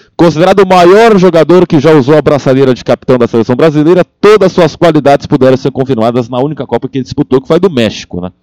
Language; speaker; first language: Portuguese; native; Portuguese